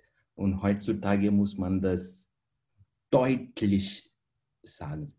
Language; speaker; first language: German; non-native, fluent; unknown